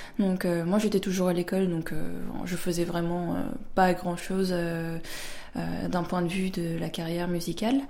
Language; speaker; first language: French; early bilingual, other home language; Korean